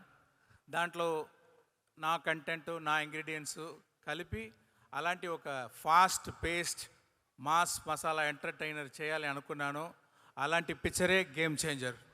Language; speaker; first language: Telugu; non-native, learner; Tamil